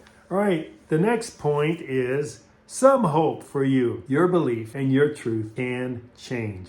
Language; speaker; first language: English; native; English